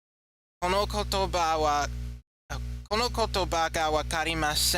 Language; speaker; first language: Japanese; non-native, learner; English